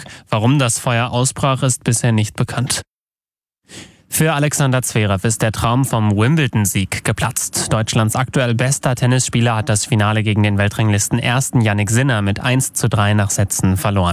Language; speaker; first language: German; native; German